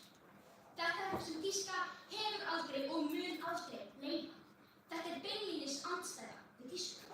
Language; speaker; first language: Icelandic; native; Icelandic